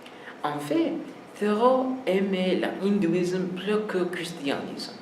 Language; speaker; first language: French; non-native, learner; English